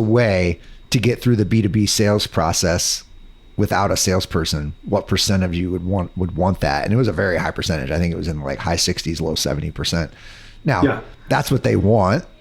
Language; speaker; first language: English; native; English